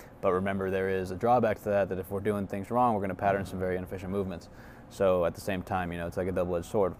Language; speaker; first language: English; native; English